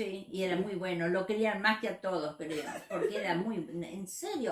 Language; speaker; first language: Spanish; native; Spanish